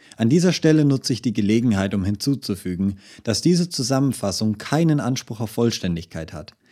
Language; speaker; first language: German; native; German